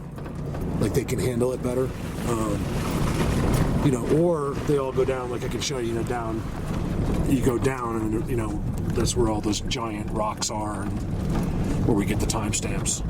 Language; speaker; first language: English; native; English